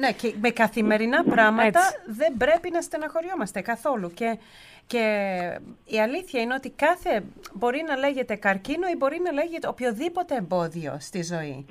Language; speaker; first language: Greek; early bilingual, heritage; Greek